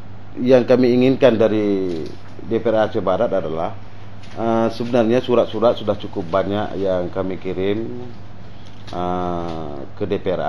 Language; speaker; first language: Indonesian; native; Indonesian